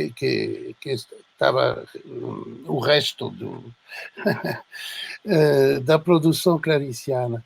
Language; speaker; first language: Portuguese; non-native, fluent; French